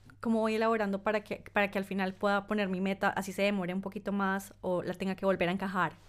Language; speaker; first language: Spanish; native; Spanish